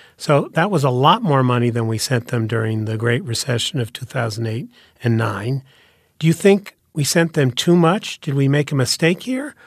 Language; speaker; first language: English; native; English